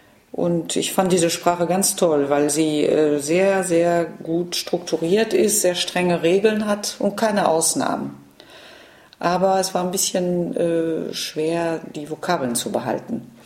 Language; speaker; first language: German; non-native, fluent; French